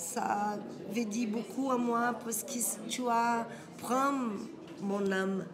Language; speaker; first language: French; non-native, learner; Portuguese